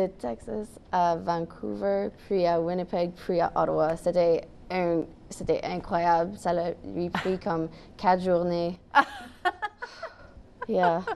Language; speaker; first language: French; non-native, local second language; English